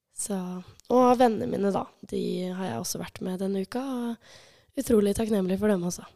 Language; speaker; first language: Norwegian; early bilingual, other home language; Albanian